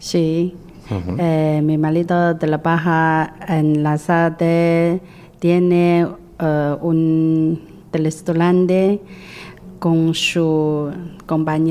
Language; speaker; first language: Spanish; non-native, learner; Chinese